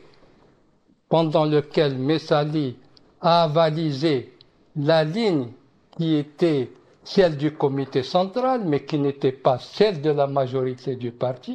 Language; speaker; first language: French; non-native, local second language; Arabic